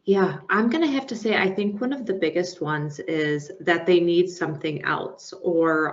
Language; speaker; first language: English; native; English